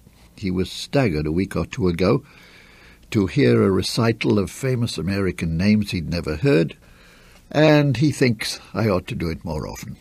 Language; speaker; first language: English; native; English